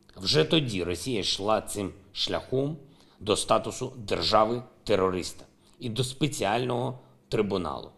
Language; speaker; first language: Ukrainian; non-native, local second language; Russian